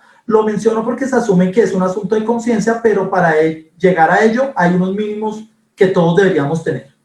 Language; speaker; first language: Spanish; native; Spanish